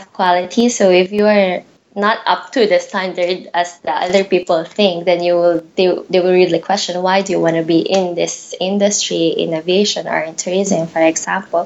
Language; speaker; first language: English; non-native, local second language; Pampanga